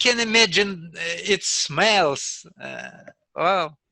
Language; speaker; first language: English; non-native, learner; Russian